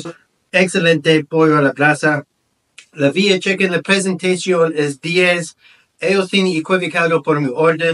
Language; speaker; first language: Spanish; non-native, learner; English